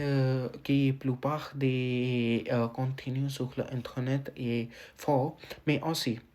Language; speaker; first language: French; non-native, learner; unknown